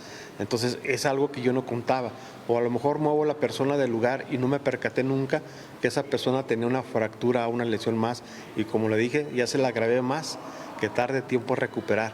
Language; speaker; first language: Spanish; native; Spanish